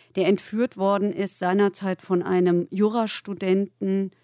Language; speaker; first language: German; native; German